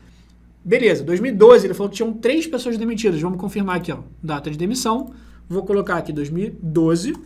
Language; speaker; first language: Portuguese; native; Portuguese